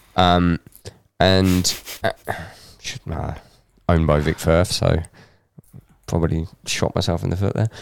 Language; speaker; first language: English; native; English